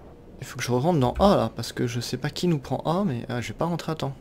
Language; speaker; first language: French; native; French